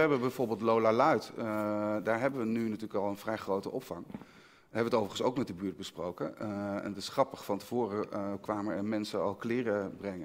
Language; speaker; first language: Dutch; native; Dutch